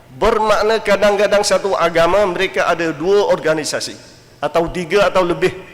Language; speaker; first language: Malay; non-native, fluent; Western Cham